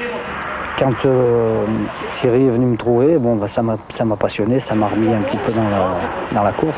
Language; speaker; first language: French; native; French